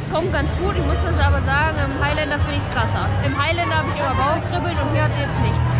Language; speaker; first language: German; native; German